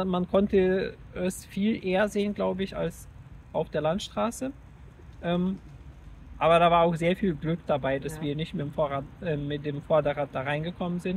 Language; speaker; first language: German; native; German